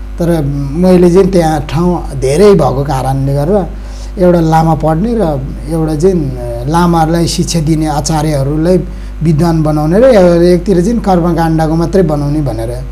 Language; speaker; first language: Nepali; non-native, local second language; Eastern Tamang